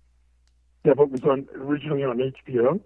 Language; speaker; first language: English; native; English